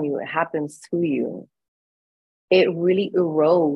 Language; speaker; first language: English; native; English